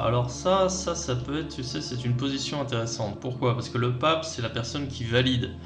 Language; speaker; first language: French; native; French